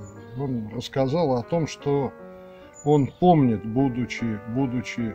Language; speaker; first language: Russian; native; Russian